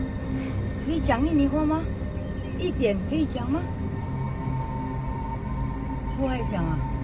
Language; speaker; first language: Chinese; early bilingual, heritage; Indonesian